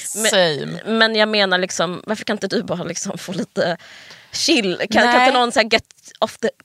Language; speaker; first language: Swedish; native; Swedish